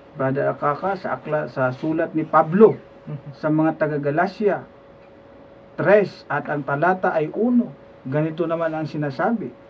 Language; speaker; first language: Filipino; non-native, local second language; Cebuano